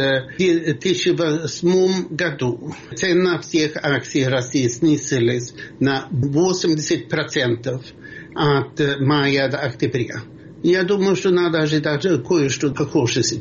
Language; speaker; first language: Russian; non-native, fluent; Swedish